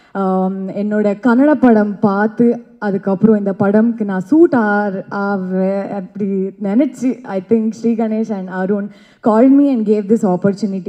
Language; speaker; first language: Tamil; non-native, learner; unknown